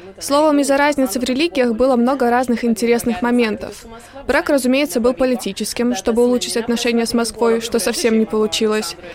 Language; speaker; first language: Russian; non-native, local second language; Lithuanian